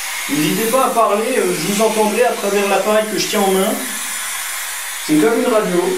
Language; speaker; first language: French; native; French